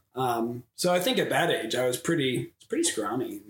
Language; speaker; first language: English; native; English